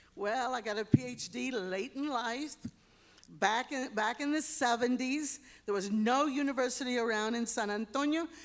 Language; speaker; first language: English; early bilingual, other home language; Spanish